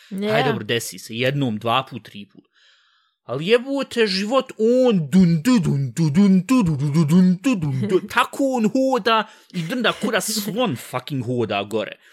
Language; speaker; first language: Bosnian; early bilingual, heritage; Bosnian